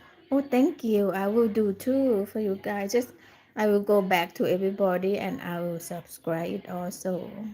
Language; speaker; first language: English; non-native, learner; Thai